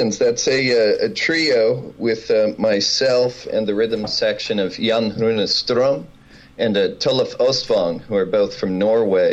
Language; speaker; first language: English; native; English